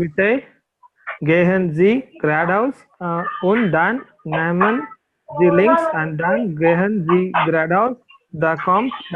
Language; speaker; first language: German; non-native, learner; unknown